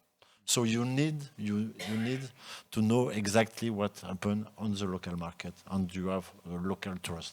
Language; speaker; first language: English; non-native, local second language; French